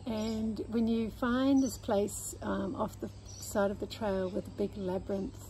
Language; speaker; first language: English; native; English